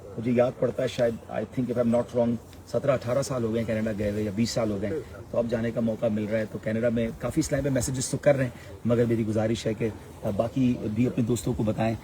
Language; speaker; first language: Urdu; native; Urdu